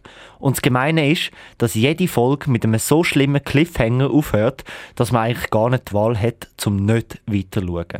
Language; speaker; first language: German; native; German